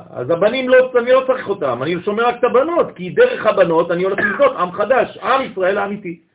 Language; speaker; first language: Hebrew; non-native, fluent; French